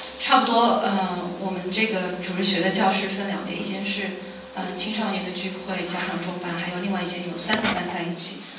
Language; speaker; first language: Chinese; early bilingual, heritage; Chinese